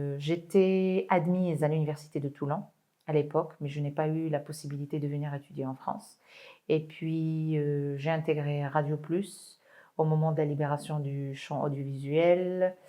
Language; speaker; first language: French; non-native, local second language; Arabic